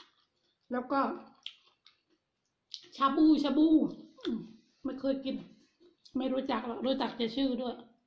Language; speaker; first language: Thai; non-native, local second language; Northeastern Thai